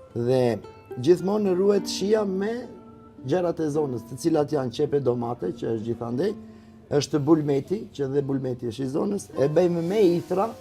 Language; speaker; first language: Albanian; native; Albanian